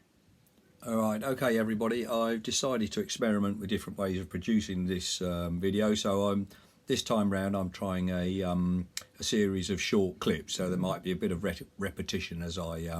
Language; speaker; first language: English; native; English